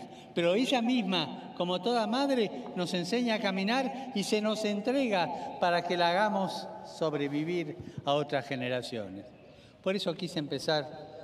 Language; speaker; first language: Spanish; native; Spanish